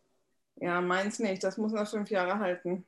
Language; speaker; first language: German; native; German